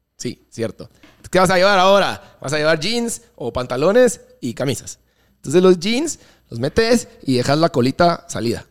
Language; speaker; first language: Spanish; non-native, fluent; Dutch